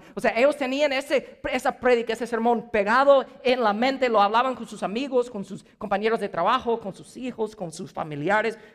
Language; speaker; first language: Spanish; non-native, fluent; English